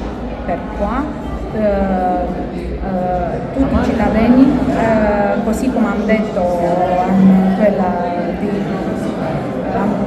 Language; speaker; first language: Italian; non-native, local second language; Romanian